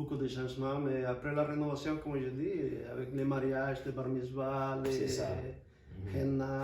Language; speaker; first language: French; non-native, fluent; Spanish